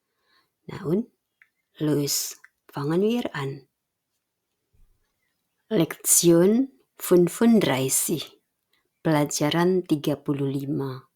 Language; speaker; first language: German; non-native, fluent; Indonesian